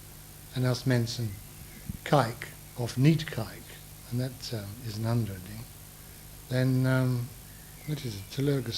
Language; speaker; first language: Dutch; non-native, learner; English